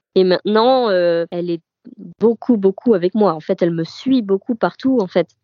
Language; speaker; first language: French; native; French